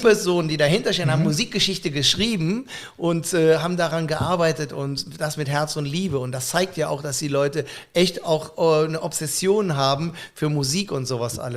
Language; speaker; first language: German; native; German